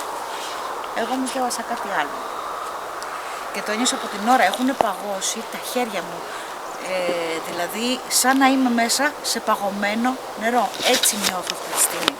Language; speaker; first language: Greek; native; Greek